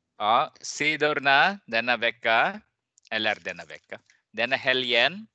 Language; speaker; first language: Swedish; non-native, fluent; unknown